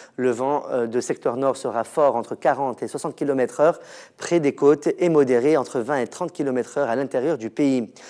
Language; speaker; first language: French; non-native, local second language; Arabic